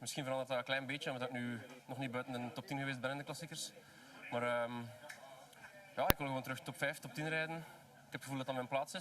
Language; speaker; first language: Dutch; native; Dutch